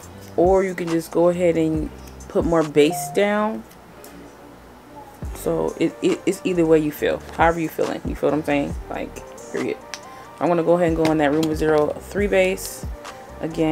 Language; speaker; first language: English; native; English